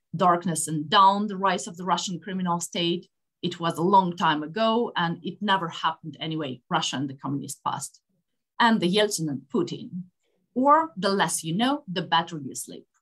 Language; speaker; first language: English; non-native, fluent; Ukrainian